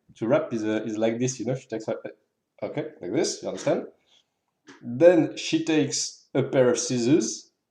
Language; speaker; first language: English; non-native, fluent; French